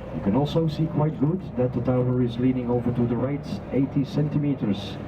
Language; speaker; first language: English; non-native, fluent; Dutch